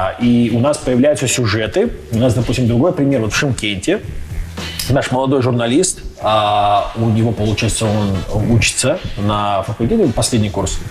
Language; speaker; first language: Russian; native; Russian